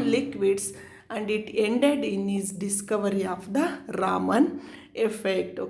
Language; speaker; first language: English; non-native, local second language; Kannada